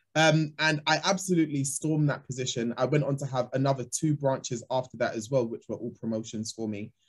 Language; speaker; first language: English; native; English